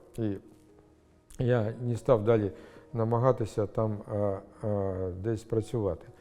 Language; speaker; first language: Ukrainian; non-native, local second language; Russian